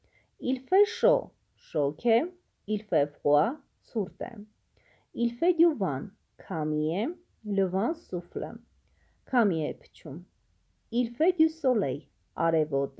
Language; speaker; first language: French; non-native, fluent; Armenian